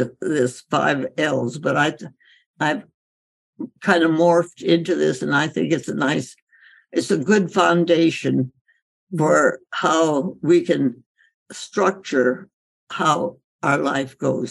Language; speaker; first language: English; native; English